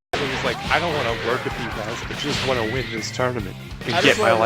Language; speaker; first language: English; native; English